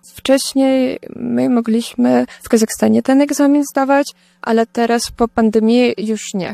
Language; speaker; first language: Polish; non-native, learner; Russian